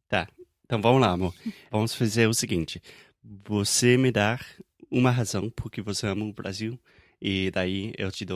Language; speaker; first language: Portuguese; non-native, fluent; English